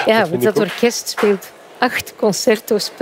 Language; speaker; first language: Dutch; native; Dutch